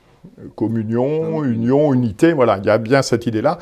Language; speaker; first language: French; native; French